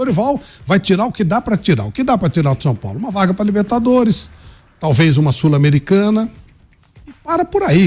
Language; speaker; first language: Portuguese; native; Portuguese